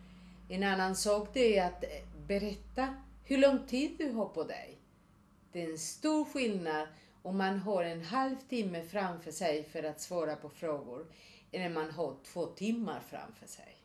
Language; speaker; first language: Swedish; non-native, fluent; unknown